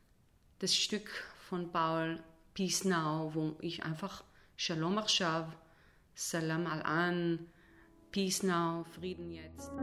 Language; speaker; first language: German; non-native, fluent; Hebrew